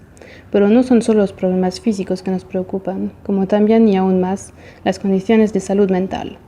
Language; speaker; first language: Spanish; non-native, fluent; Portuguese